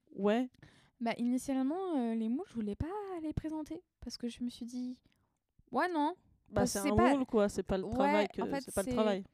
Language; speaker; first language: French; native; French